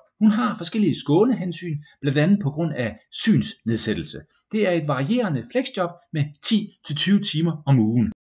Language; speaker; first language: Danish; native; Danish